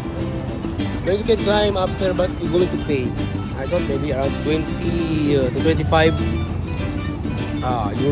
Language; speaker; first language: English; non-native, local second language; Filipino